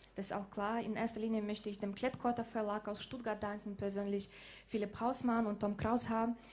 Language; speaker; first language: German; non-native, fluent; Ukrainian